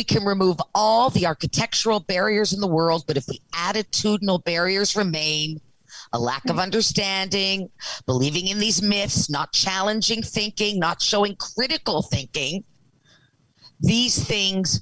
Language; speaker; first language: English; native; English